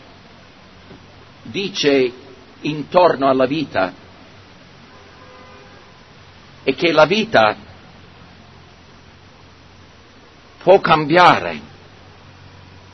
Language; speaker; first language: Italian; non-native, fluent; English